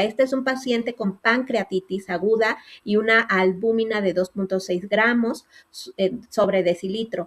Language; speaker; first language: Spanish; native; Spanish